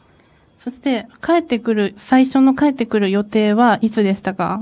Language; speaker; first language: Japanese; native; Japanese